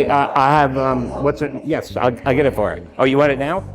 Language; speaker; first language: English; native; English